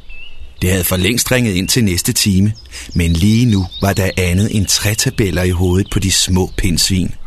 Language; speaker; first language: Danish; native; Danish